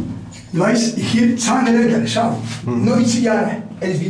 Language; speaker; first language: German; non-native, learner; Polish